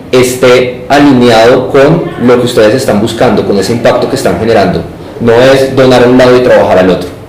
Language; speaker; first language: Spanish; native; Spanish